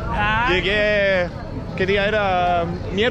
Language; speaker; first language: Spanish; non-native, fluent; Danish